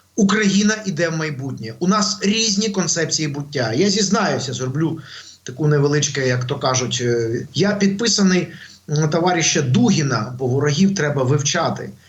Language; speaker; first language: Ukrainian; non-native, local second language; Russian